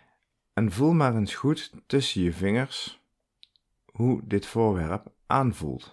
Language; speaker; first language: Dutch; native; Dutch